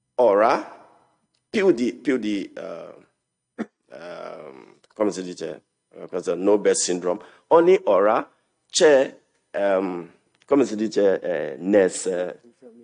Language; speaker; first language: Italian; non-native, learner; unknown